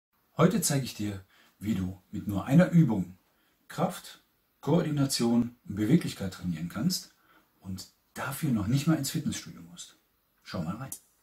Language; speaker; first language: German; native; German